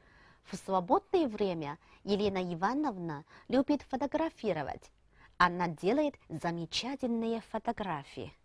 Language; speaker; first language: Russian; non-native, fluent; Chinese